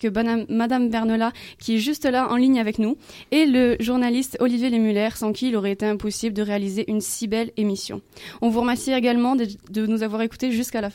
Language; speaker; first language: French; native; French